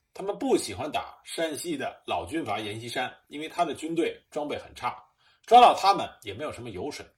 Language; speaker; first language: Chinese; native; Chinese